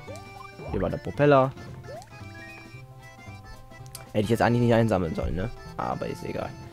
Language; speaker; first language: German; native; German